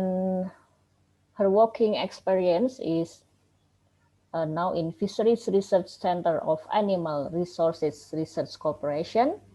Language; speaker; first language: English; non-native, learner; Indonesian